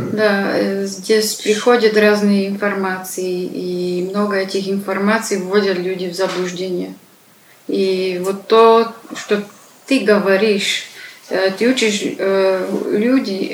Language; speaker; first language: Russian; non-native, learner; Slovak